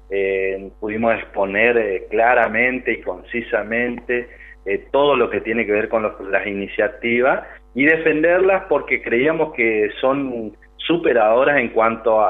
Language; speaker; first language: Spanish; native; Spanish